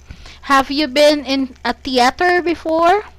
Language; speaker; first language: English; non-native, fluent; Cebuano